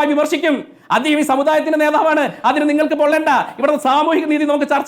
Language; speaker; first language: Malayalam; native; Malayalam